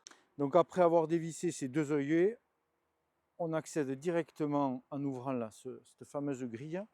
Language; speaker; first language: French; native; French